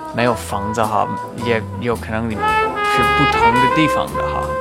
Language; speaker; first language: Chinese; non-native, fluent; English